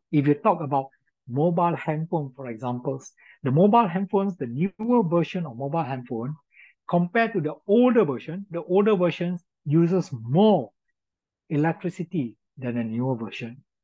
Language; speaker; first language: English; non-native, local second language; Min Nan Chinese